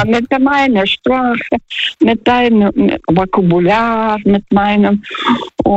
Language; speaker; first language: German; non-native, fluent; Russian